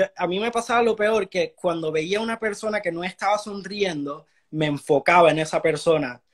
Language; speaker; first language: Spanish; early bilingual, heritage; Spanish